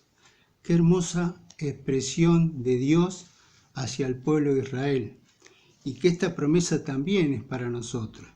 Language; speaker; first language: Spanish; native; Spanish